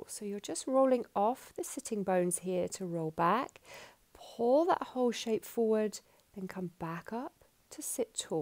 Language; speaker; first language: English; native; English